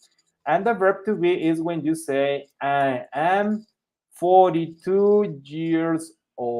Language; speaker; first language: English; non-native, fluent; Spanish